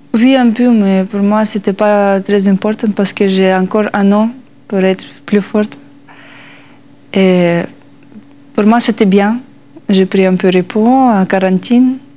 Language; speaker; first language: French; non-native, learner; Russian